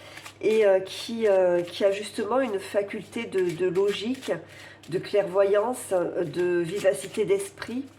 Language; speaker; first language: French; native; French